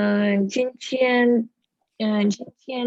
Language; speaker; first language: Chinese; non-native, learner; English